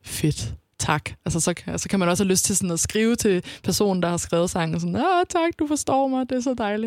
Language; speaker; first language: Danish; native; Danish